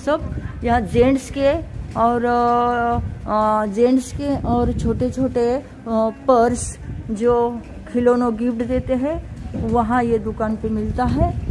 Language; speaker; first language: Hindi; non-native, local second language; Marathi